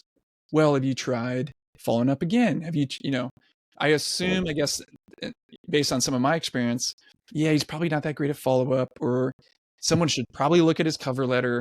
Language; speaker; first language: English; native; English